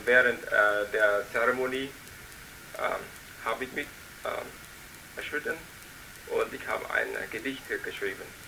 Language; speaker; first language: German; non-native, learner; Vietnamese